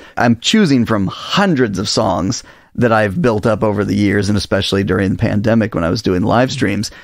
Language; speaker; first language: English; native; English